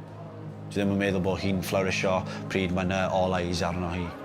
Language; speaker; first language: Welsh; non-native, local second language; English